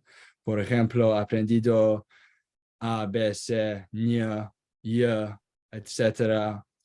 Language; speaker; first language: Spanish; non-native, learner; Kurdish